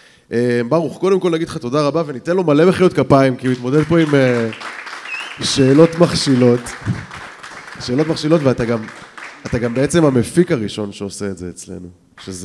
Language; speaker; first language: Hebrew; native; Hebrew